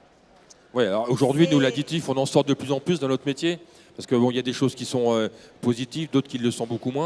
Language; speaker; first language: French; native; French